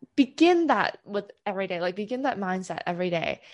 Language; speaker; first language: English; non-native, local second language; Cantonese